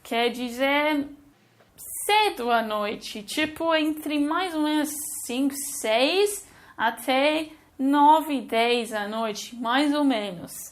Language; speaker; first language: Portuguese; non-native, fluent; English